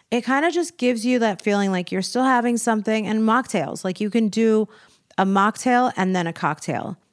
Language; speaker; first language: English; native; English